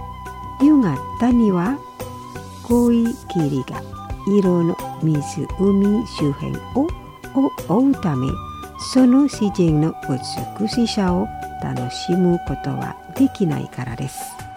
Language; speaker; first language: Japanese; non-native, fluent; Indonesian